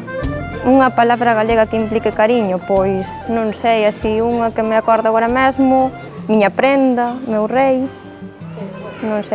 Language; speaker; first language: Galician; native; Galician